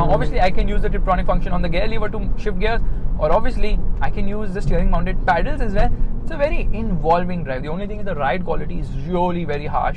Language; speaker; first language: English; non-native, local second language; Hindi